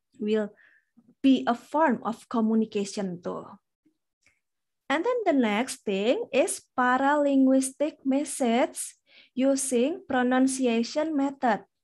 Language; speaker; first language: English; non-native, fluent; Indonesian